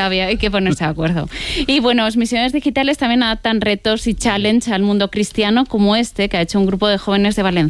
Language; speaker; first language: Spanish; native; Spanish